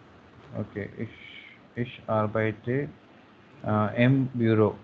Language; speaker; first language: German; non-native, learner; Hindi